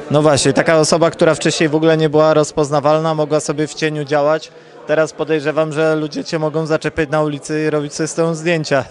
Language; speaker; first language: Polish; native; Polish